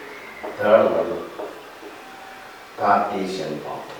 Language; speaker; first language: English; non-native, local second language; Tamil